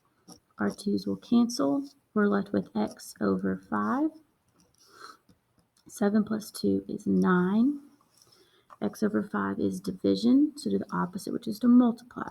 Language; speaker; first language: English; native; English